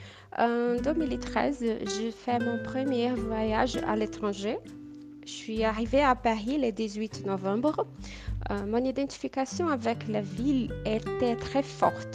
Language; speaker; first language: French; non-native, fluent; Portuguese